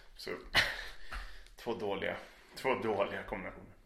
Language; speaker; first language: Swedish; native; Swedish